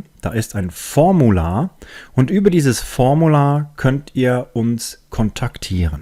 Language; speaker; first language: German; native; German